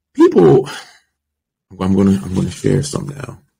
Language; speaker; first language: English; native; English